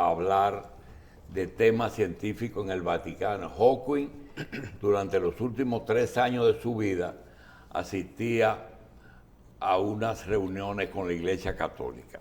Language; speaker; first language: Spanish; native; Spanish